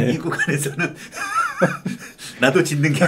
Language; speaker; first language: Korean; native; Korean